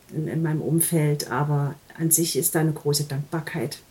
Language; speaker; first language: German; native; German